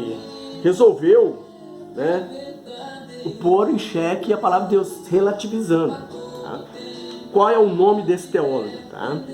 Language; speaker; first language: Portuguese; native; Portuguese